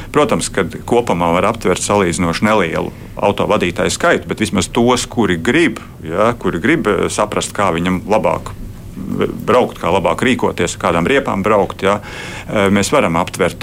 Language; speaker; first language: Latvian; native; Latvian